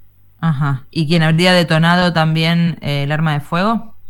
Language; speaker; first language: Spanish; native; Spanish